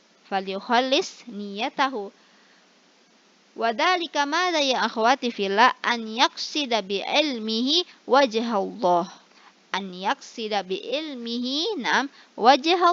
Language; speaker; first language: Arabic; non-native, fluent; Indonesian